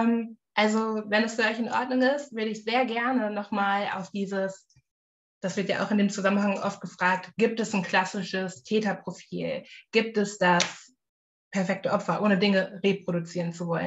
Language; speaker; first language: German; native; German